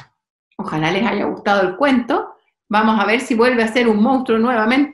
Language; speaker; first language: Spanish; native; Spanish